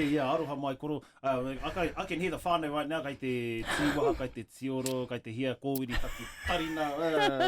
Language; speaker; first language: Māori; non-native, local second language; English